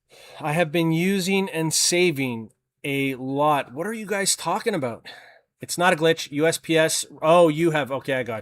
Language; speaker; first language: English; native; English